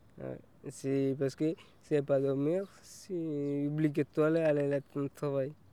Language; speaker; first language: French; non-native, learner; Tamil